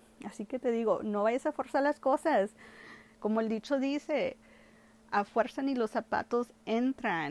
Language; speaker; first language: Spanish; early bilingual, heritage; Spanish